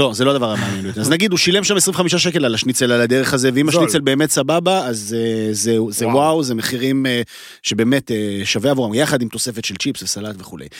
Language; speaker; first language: Hebrew; native; Hebrew